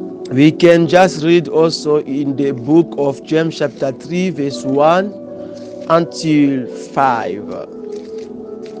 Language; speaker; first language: English; non-native, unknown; Lingala